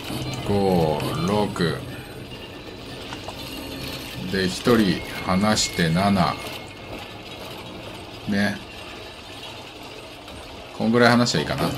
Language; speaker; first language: Japanese; native; Japanese